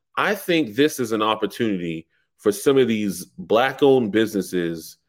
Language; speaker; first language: English; native; English